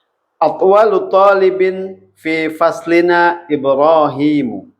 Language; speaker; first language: Arabic; non-native, learner; Indonesian